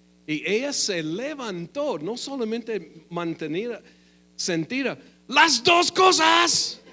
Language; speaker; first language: Spanish; non-native, fluent; English